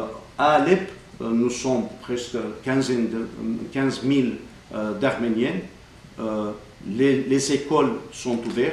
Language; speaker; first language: French; non-native, fluent; Armenian